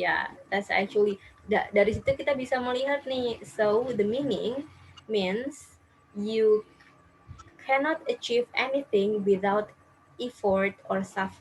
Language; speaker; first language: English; non-native, fluent; Indonesian